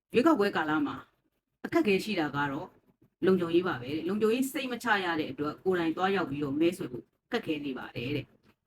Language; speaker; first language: Burmese; native; Burmese